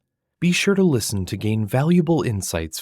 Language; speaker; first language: English; native; English